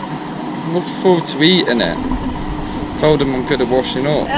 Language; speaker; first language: English; native; English